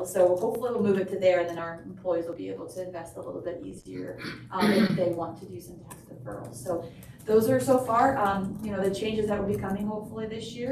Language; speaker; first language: English; native; English